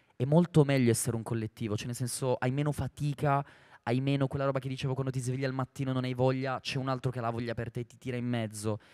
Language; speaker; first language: Italian; native; Italian